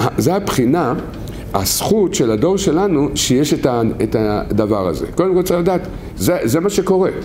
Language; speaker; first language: Hebrew; native; Hebrew